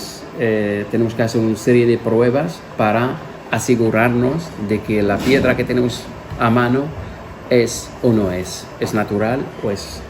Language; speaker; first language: Spanish; non-native, fluent; Arabic